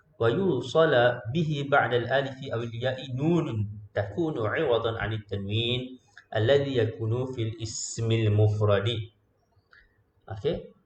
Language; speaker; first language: Arabic; non-native, fluent; Malay